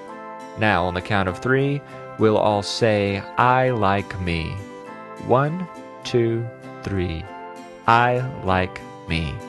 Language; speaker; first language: English; native; English